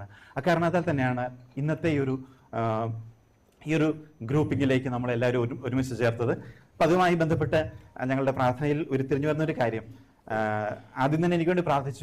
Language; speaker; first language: Malayalam; native; Malayalam